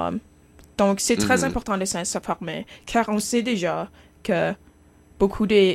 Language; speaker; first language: French; non-native, local second language; English